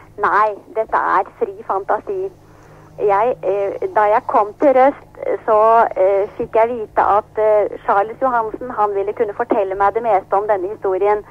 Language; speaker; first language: Norwegian; native; Norwegian